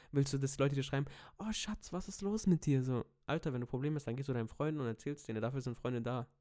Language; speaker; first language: German; early bilingual, other home language; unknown